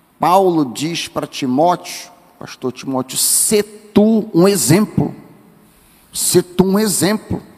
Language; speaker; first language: Portuguese; native; Portuguese